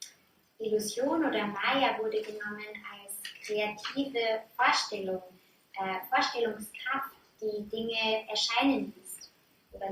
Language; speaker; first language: German; native; German